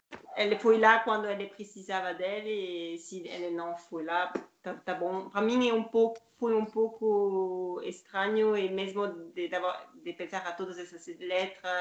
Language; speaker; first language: Portuguese; non-native, learner; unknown